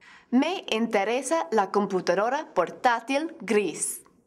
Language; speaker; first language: Spanish; non-native, fluent; English